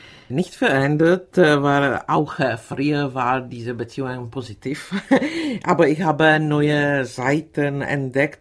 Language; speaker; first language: German; non-native, fluent; Czech